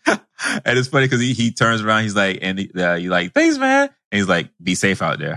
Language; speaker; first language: English; native; English